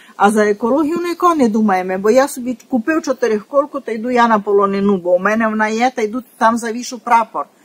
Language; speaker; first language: Ukrainian; native; Ukrainian